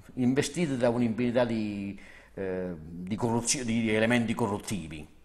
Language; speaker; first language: Italian; native; Italian